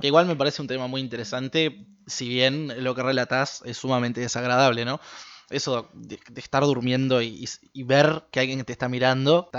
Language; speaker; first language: Spanish; native; Spanish